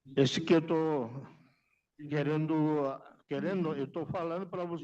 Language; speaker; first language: Portuguese; non-native, local second language; Yanomámi